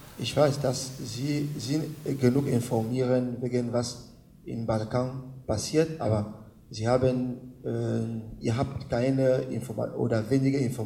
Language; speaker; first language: German; non-native, learner; French